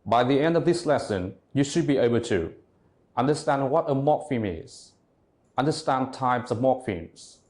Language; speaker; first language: English; non-native, fluent; Vietnamese